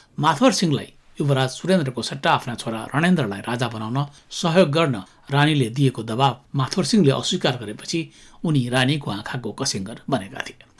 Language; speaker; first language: Nepali; native; Nepali